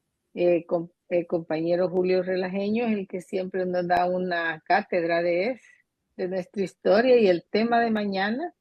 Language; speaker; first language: Spanish; native; Spanish